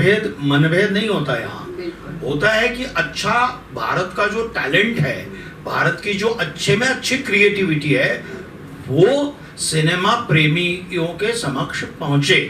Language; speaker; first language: Hindi; native; Hindi